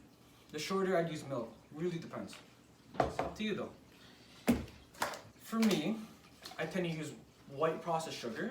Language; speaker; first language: English; native; English